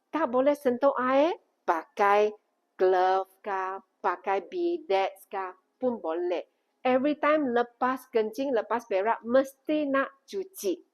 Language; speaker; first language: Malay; non-native, local second language; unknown